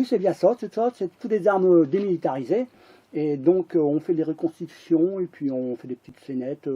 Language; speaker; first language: French; native; French